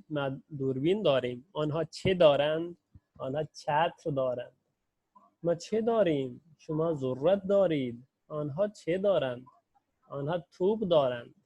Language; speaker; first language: Persian; non-native, fluent; Urdu